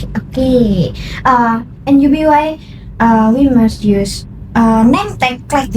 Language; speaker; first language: English; non-native, learner; Indonesian